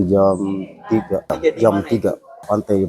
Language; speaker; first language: Indonesian; non-native, local second language; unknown